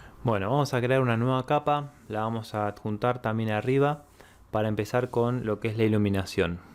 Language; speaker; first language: Spanish; native; Spanish